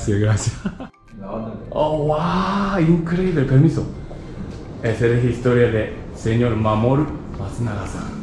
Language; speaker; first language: Spanish; non-native, learner; Japanese